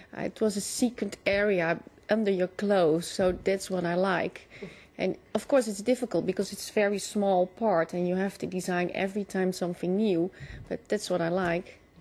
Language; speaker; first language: English; non-native, fluent; Dutch